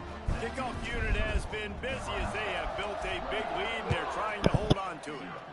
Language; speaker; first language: English; native; English